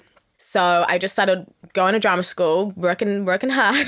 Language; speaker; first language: English; native; English